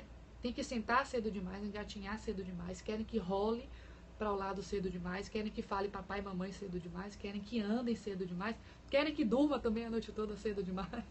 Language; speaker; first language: Portuguese; native; Portuguese